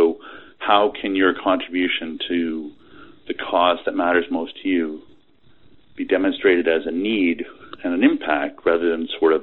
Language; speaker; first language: English; native; English